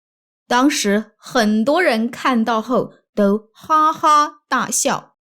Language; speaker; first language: Chinese; native; Chinese